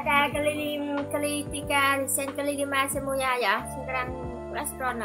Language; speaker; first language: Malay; non-native, learner; Vietnamese